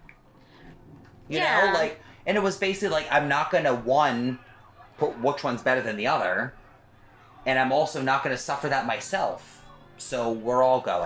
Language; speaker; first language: English; native; English